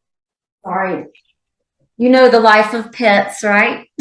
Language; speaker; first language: English; native; English